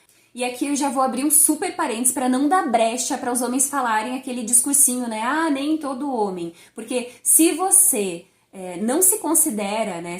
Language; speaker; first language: Portuguese; native; Portuguese